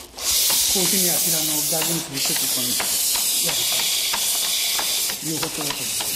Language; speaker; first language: Japanese; native; Japanese